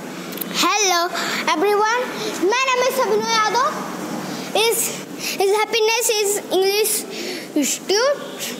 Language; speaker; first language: English; non-native, learner; Hindi